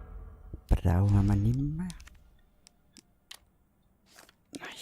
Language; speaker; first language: German; native; German